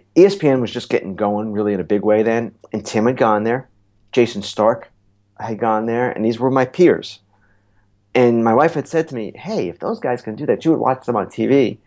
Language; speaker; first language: English; native; English